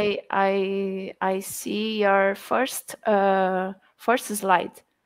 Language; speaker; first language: English; non-native, fluent; Portuguese